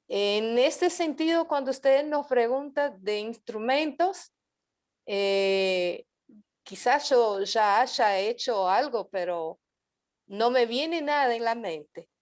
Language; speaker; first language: Spanish; non-native, fluent; Portuguese